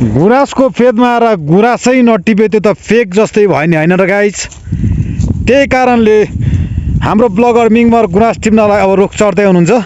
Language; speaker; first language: Nepali; non-native, local second language; Sherpa